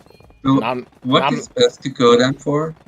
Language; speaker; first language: English; non-native, fluent; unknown